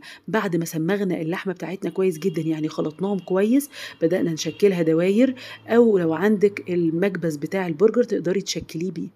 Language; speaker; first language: Arabic; native; Arabic